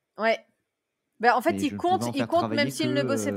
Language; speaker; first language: French; native; French